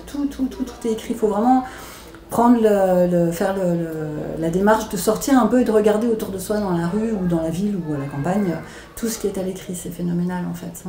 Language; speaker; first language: French; native; French